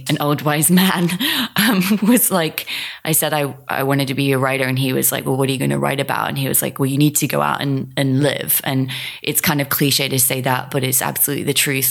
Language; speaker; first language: English; native; English